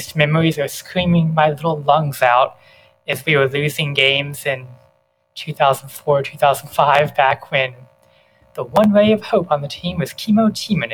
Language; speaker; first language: English; native; English